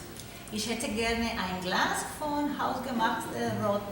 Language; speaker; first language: German; non-native, learner; Spanish